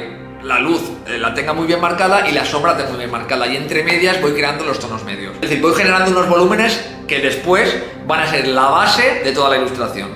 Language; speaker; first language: Spanish; native; Spanish